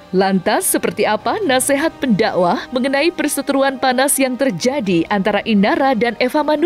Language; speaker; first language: Indonesian; native; Indonesian